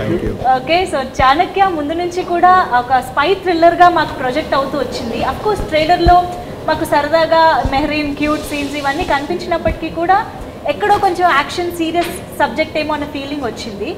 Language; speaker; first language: Telugu; native; Telugu